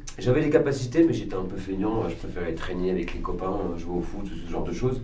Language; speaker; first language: French; native; French